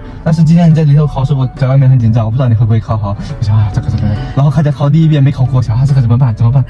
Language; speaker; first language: Chinese; native; Chinese